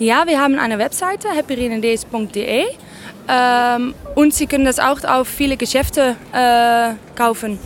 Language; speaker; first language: German; non-native, learner; Dutch